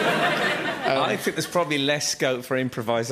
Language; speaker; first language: English; native; English